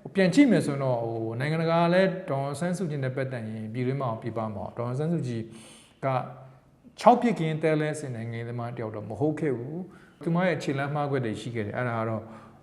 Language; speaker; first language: Burmese; native; Burmese